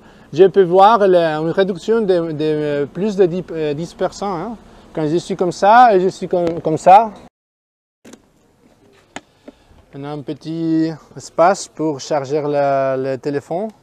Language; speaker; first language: French; non-native, fluent; Spanish